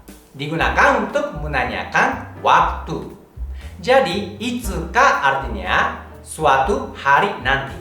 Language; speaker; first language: Indonesian; non-native, fluent; Japanese